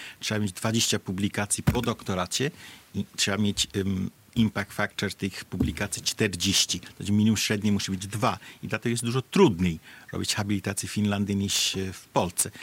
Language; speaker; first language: Polish; non-native, fluent; Bangla